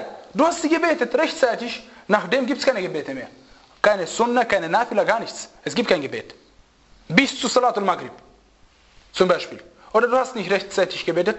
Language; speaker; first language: German; non-native, fluent; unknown